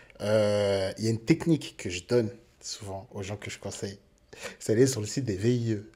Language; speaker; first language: French; early bilingual, other home language; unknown